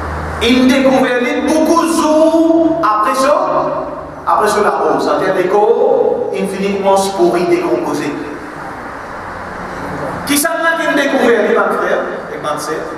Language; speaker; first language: French; non-native, local second language; Morisyen